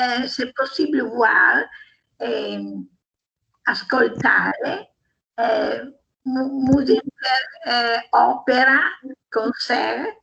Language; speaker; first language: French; non-native, learner; Italian